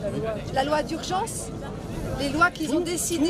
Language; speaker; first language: French; native; French